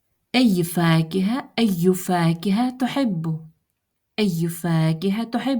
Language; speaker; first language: Arabic; non-native, fluent; Russian